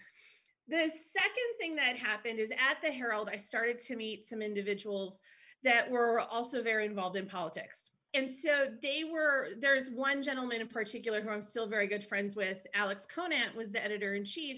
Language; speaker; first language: English; native; English